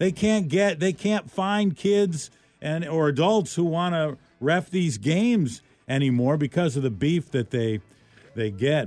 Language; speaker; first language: English; native; English